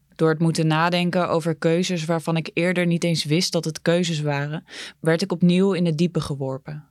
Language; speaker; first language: Dutch; native; Dutch